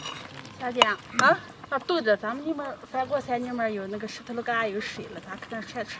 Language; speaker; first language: Chinese; native; Chinese